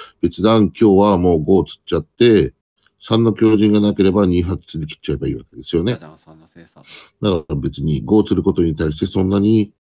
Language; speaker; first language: Japanese; native; Japanese